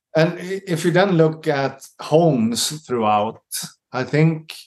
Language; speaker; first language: English; non-native, fluent; Swedish